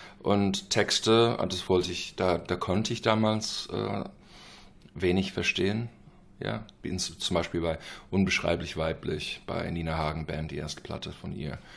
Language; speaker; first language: German; non-native, fluent; English